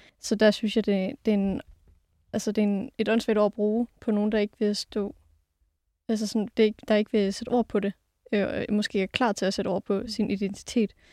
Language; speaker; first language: Danish; native; Danish